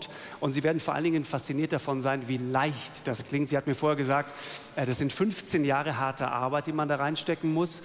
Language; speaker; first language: German; native; German